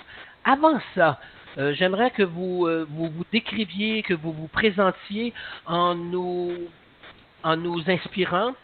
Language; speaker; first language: French; native; French